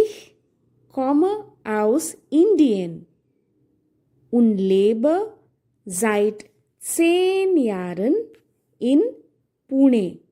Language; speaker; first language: German; non-native, fluent; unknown